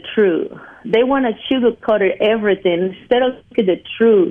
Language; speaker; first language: English; non-native, fluent; Spanish